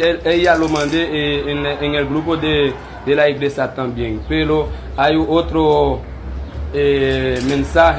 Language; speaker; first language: Spanish; non-native, learner; Haitian Creole